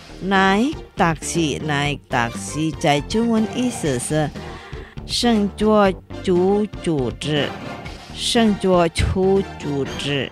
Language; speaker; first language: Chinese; non-native, learner; Indonesian